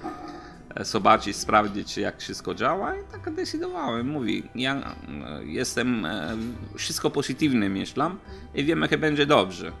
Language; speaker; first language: Polish; non-native, learner; Italian